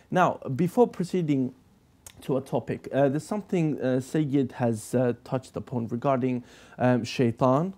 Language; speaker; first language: English; native; English